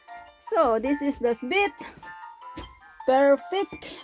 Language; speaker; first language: German; non-native, learner; Filipino